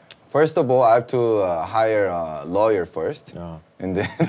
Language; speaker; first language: English; early bilingual, other home language; Korean